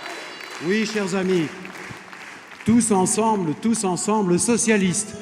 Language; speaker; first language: French; native; French